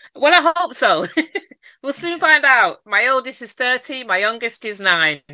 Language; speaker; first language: English; native; English